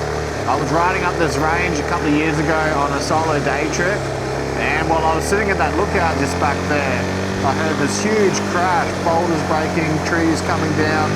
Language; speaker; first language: English; native; English